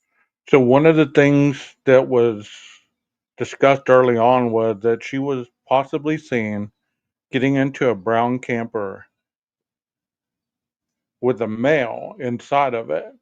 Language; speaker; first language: English; native; English